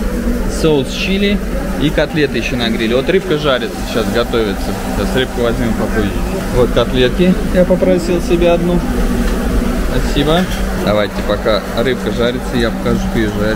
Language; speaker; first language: Russian; native; Russian